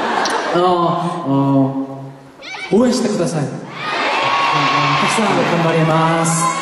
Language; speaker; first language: Japanese; non-native, learner; Korean